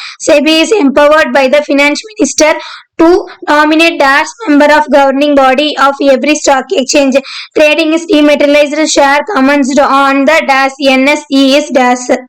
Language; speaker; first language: English; non-native, local second language; Tamil